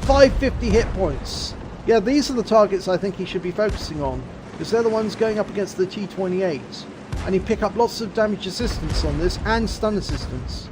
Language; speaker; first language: English; native; English